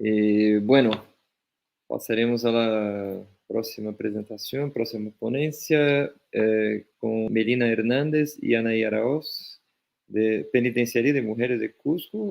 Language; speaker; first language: Spanish; non-native, fluent; Portuguese